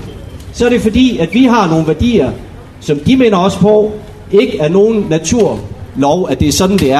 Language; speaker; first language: Danish; native; Danish